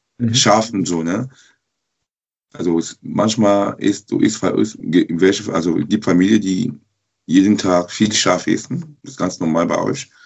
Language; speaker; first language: German; non-native, learner; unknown